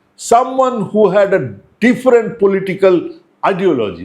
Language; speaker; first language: English; non-native, local second language; Bangla